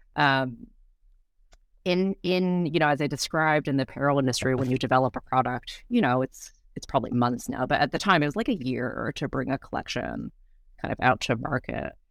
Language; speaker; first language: English; native; English